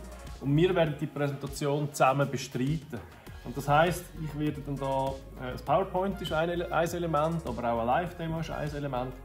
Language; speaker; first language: German; native; German